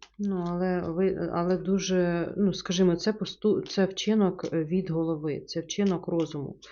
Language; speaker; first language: Ukrainian; non-native, local second language; Russian